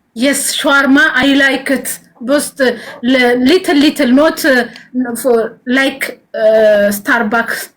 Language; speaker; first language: English; non-native, learner; Amharic